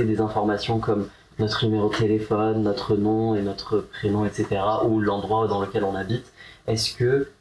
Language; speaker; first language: French; native; French